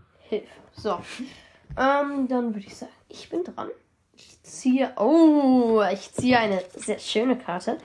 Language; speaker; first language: German; native; German